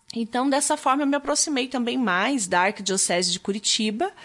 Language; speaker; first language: Portuguese; native; Portuguese